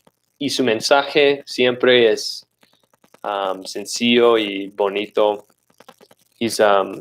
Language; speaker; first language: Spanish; non-native, fluent; English